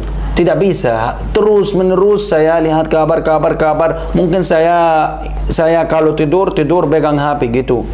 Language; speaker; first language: Indonesian; non-native, learner; Arabic